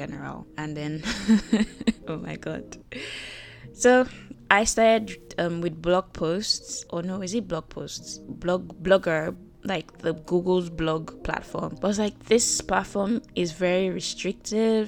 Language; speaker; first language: English; non-native, local second language; Yoruba